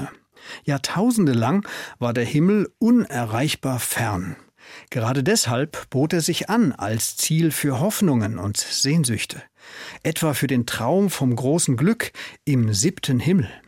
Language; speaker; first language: German; native; German